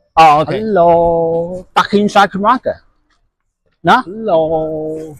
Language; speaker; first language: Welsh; non-native, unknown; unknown